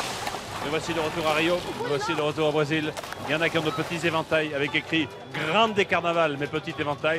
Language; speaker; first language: French; native; French